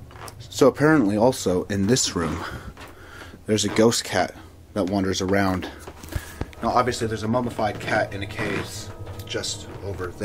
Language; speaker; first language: English; native; English